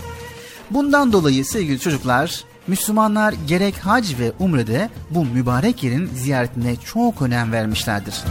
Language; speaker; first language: Turkish; native; Turkish